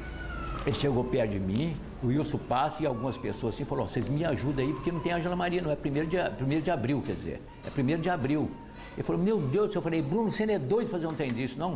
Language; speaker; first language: Portuguese; native; Portuguese